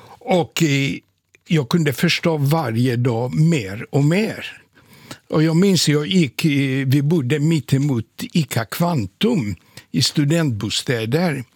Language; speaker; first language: Swedish; non-native, fluent; Polish